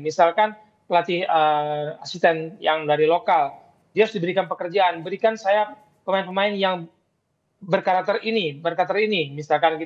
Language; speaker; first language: Indonesian; native; Indonesian